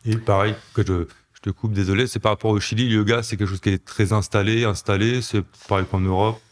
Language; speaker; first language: French; native; French